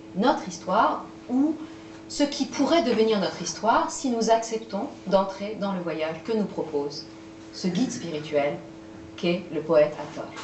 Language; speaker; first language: French; native; French